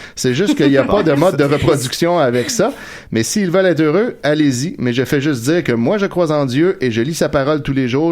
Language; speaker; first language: French; native; French